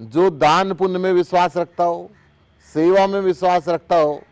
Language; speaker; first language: Hindi; native; Hindi